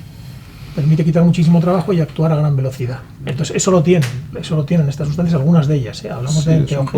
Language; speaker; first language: Spanish; native; Spanish